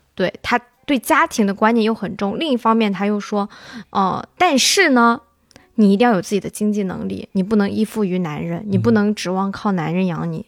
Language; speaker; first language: Chinese; native; Chinese